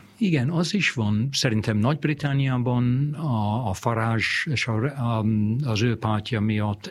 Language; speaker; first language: Hungarian; non-native, fluent; English